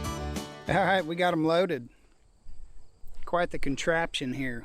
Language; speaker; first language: English; native; English